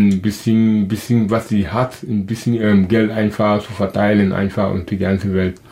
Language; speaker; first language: German; non-native, local second language; Wolof